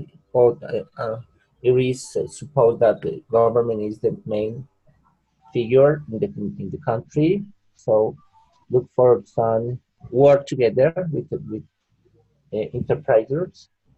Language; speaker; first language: English; non-native, learner; Spanish